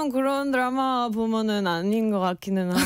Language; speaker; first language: Korean; non-native, fluent; Spanish